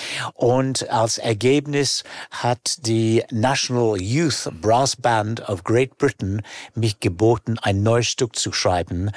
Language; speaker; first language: German; non-native, fluent; English